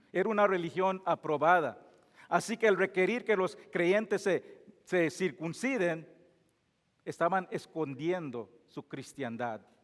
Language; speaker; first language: Spanish; non-native, fluent; English